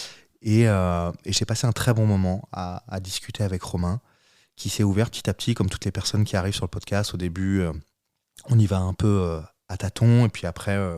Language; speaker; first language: French; native; French